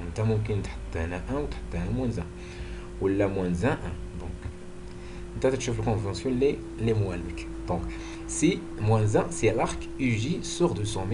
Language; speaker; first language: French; non-native, local second language; Arabic